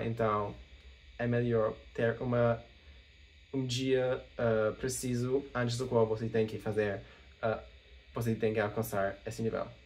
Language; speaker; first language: Portuguese; non-native, fluent; English